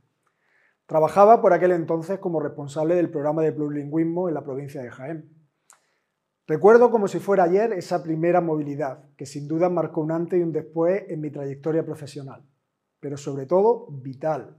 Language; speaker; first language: Spanish; native; Spanish